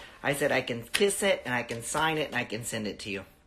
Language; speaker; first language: English; early bilingual, other home language; Spanish